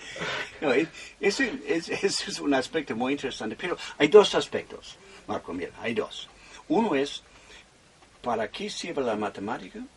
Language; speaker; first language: Spanish; non-native, fluent; German